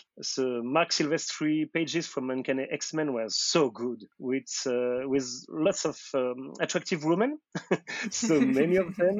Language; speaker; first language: English; non-native, fluent; French